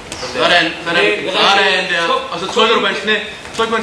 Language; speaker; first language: Danish; native; Danish